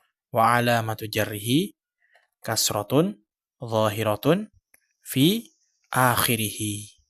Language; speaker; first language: Arabic; non-native, fluent; Indonesian